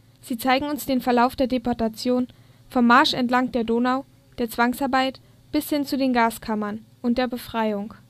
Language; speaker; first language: German; native; German